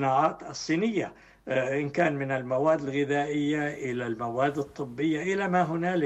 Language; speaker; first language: Arabic; native; Arabic